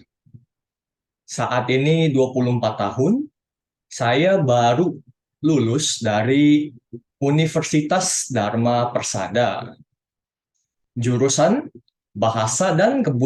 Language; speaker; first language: Indonesian; native; Indonesian